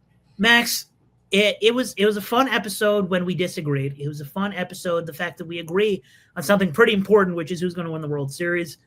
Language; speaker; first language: English; native; English